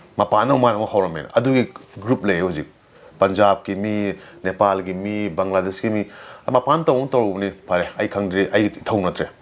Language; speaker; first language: Manipuri; native; Manipuri